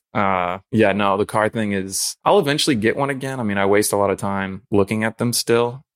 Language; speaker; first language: English; native; English